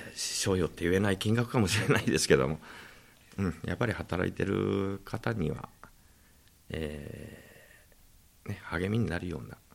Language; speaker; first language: Japanese; native; Japanese